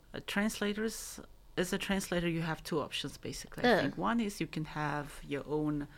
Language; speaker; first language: English; non-native, fluent; Mongolian